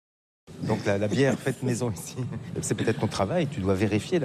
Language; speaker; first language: French; native; French